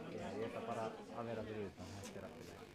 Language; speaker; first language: Icelandic; native; Icelandic